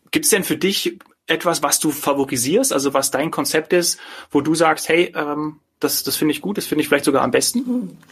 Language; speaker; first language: German; native; German